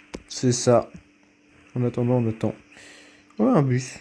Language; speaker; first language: French; native; French